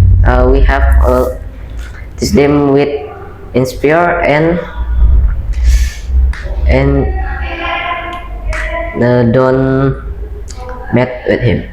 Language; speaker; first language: English; non-native, learner; Indonesian